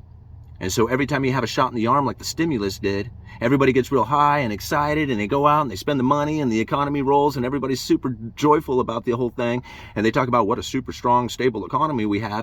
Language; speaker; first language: English; native; English